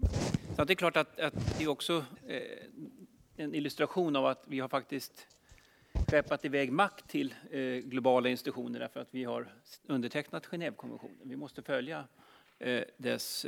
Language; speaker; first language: Swedish; native; Swedish